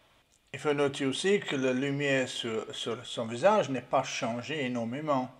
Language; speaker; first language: French; non-native, learner; English